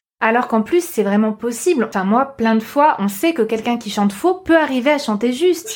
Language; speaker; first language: French; native; French